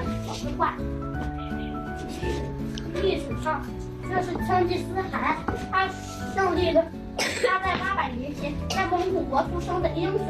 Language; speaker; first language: Chinese; early bilingual, other home language; Mongolian